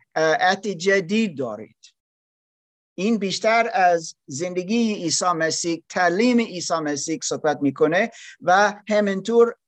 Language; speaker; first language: Persian; non-native, learner; German